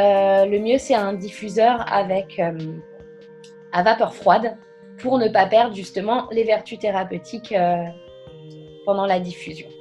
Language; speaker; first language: French; native; French